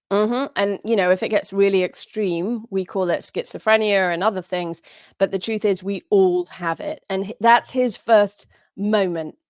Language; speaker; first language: English; native; English